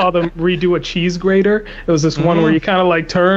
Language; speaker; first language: English; native; English